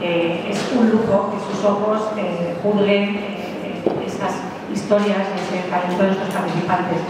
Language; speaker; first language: Spanish; native; Spanish